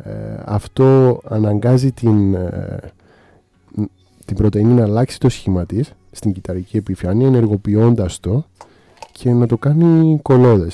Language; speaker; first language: Greek; native; Greek